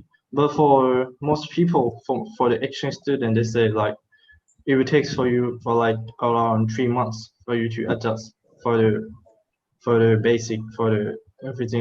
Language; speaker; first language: English; non-native, fluent; Thai